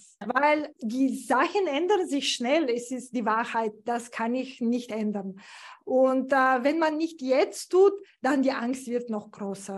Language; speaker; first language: German; non-native, fluent; Bulgarian